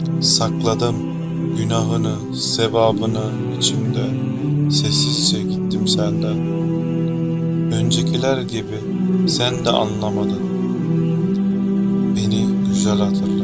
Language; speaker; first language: Turkish; native; Turkish